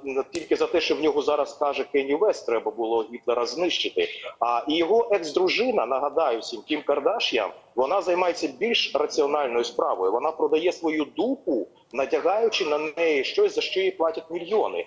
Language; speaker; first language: Ukrainian; non-native, local second language; Russian